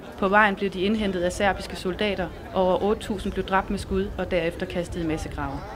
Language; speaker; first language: Danish; native; Danish